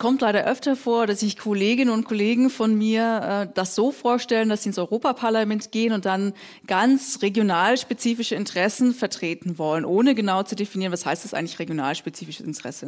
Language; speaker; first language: German; native; German